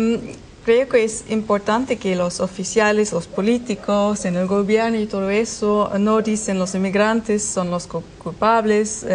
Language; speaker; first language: Spanish; non-native, fluent; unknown